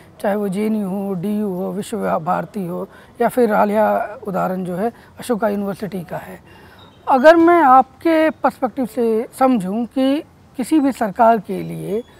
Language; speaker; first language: Hindi; native; Hindi